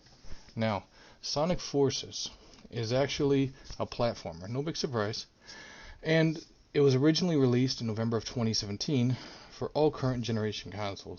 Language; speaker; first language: English; native; English